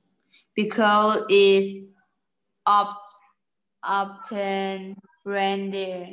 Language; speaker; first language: English; non-native, learner; Vietnamese